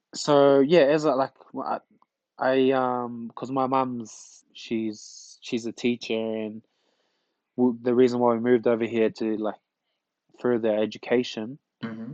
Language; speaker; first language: English; early bilingual, other home language; Tongan